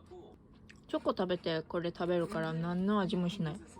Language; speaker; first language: Japanese; non-native, fluent; Korean